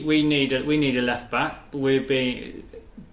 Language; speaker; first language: English; native; English